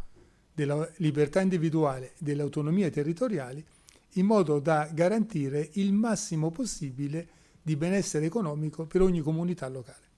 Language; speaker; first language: Italian; native; Italian